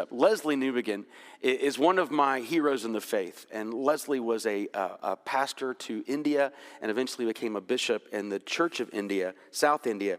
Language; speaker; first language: English; native; English